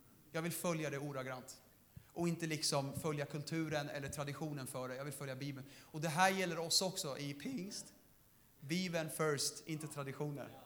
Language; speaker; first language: Swedish; native; Swedish